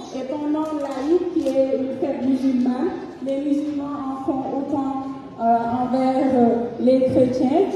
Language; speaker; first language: French; non-native, local second language; Fula